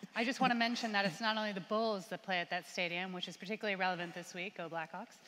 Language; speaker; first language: English; native; English